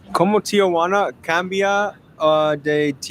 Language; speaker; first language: Spanish; non-native, learner; English